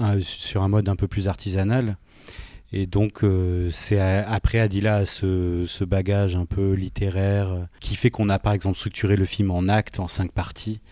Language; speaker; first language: French; native; French